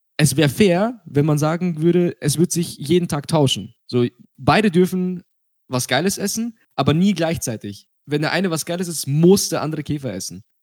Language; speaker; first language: German; early bilingual, other home language; Russian